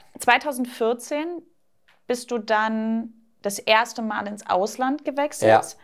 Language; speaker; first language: German; native; German